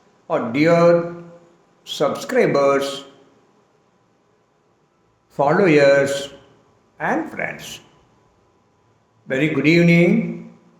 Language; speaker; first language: English; non-native, local second language; Tamil